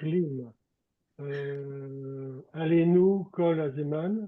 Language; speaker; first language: Hebrew; non-native, learner; French